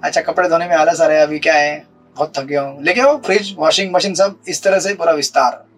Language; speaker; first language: Hindi; non-native, local second language; Marathi